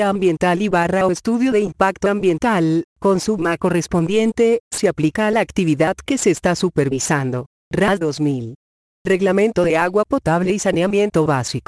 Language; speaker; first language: Spanish; native; Spanish